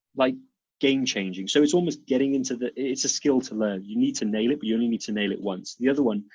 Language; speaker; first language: English; native; English